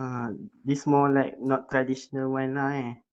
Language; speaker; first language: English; non-native, local second language; Malay